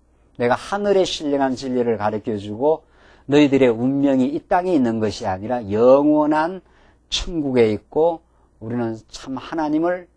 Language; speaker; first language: Korean; native; Korean